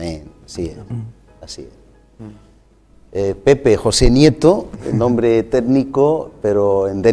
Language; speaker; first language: Spanish; native; Spanish